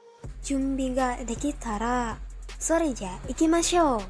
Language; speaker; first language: Japanese; non-native, learner; Indonesian